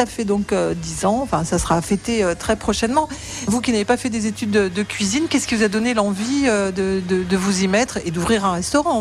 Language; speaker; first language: French; native; French